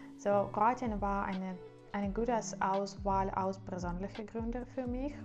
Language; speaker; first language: German; non-native, learner; Ukrainian